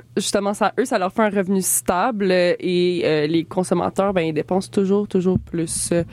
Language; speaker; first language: French; native; French